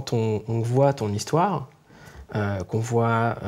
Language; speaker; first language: French; native; French